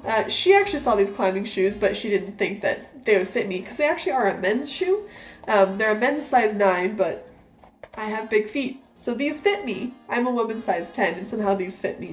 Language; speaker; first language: English; native; English